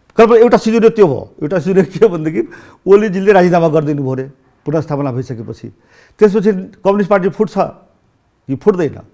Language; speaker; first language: Nepali; non-native, local second language; Maithili